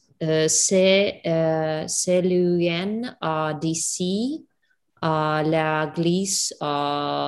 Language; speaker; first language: French; non-native, learner; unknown